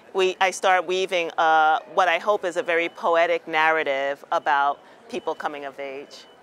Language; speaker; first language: English; native; English